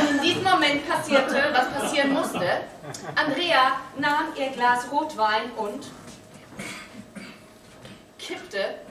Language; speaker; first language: German; native; German